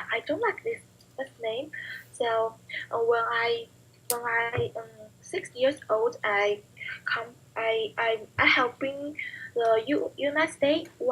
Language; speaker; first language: English; non-native, learner; Chinese